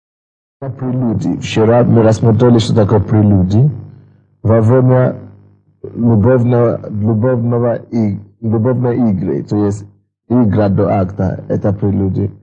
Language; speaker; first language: Russian; non-native, fluent; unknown